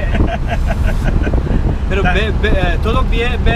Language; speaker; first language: Spanish; non-native, learner; English